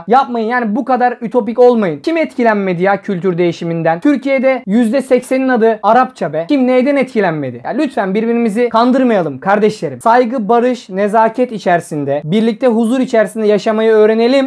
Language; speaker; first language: Turkish; native; Turkish